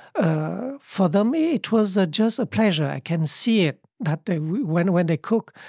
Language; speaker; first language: English; early bilingual, other home language; Vietnamese